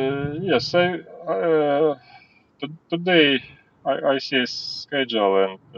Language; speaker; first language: English; non-native, learner; Ukrainian